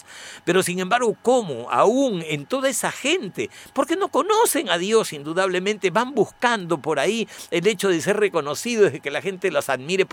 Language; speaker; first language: Spanish; native; Spanish